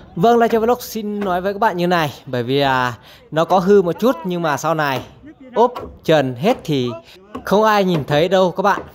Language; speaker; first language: Vietnamese; non-native, local second language; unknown